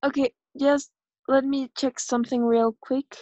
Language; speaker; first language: English; non-native, learner; Spanish